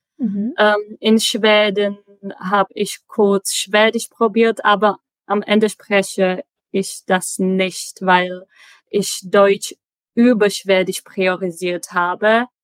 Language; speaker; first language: German; non-native, learner; Czech